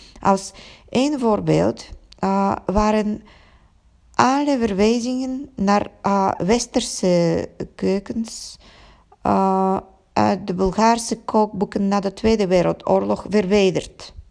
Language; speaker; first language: Dutch; non-native, fluent; Bulgarian